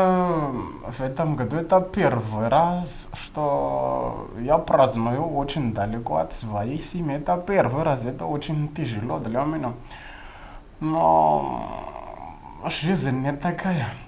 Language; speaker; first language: Russian; non-native, fluent; Malagasy